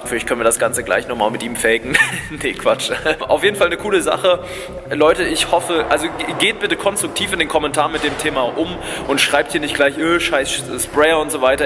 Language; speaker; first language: German; native; German